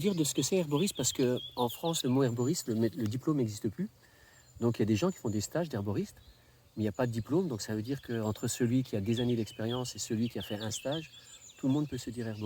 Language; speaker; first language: French; native; French